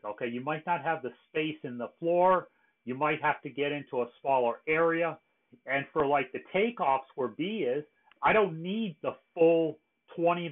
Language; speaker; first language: English; native; English